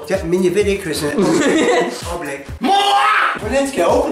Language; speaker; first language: Danish; non-native, fluent; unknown